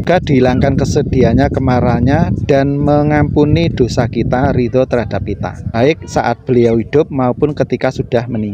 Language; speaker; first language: Indonesian; native; Indonesian